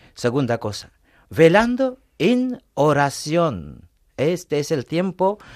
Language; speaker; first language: Spanish; non-native, fluent; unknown